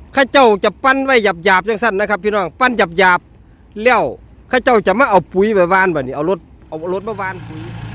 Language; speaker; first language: Thai; non-native, local second language; Northeastern Thai